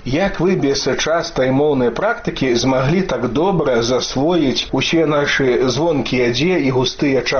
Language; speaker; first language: Belarusian; native; Belarusian